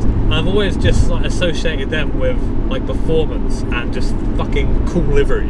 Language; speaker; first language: English; native; English